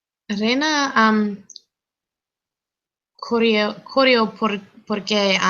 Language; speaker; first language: Spanish; non-native, learner; English